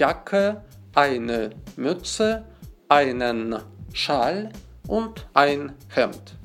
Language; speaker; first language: German; non-native, fluent; Russian